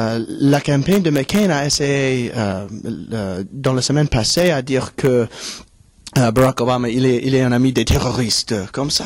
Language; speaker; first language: French; non-native, learner; English